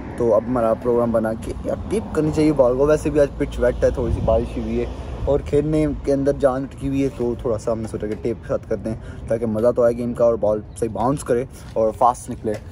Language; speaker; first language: Urdu; native; Urdu